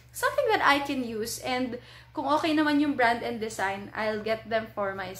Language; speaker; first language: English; non-native, local second language; Filipino